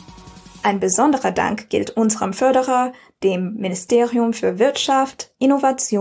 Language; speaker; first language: German; native; German